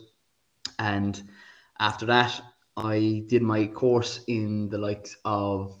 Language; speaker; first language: English; native; English